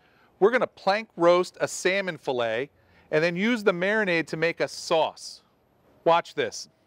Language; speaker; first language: English; native; English